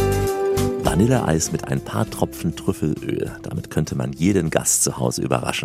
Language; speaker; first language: German; native; German